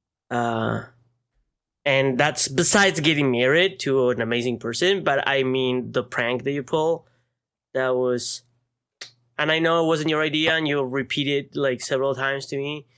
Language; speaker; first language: English; non-native, fluent; Spanish